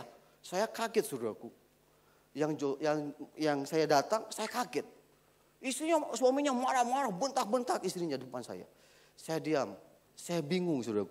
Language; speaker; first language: Indonesian; native; Indonesian